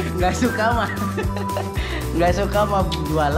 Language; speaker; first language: Indonesian; native; Indonesian